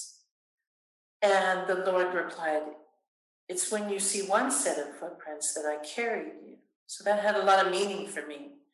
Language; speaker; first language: English; native; English